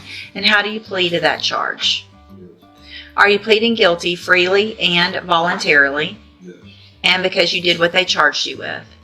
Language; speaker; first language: English; native; English